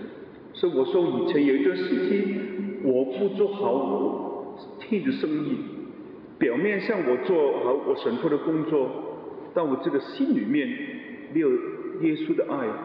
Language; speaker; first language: Chinese; non-native, local second language; Cantonese